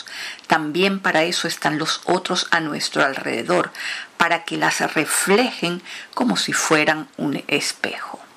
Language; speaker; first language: Spanish; native; Spanish